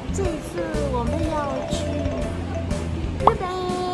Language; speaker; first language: Chinese; non-native, fluent; Greek